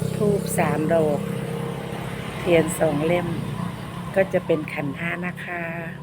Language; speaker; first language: Thai; non-native, local second language; Khmer